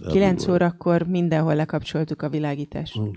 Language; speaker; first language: Hungarian; native; Hungarian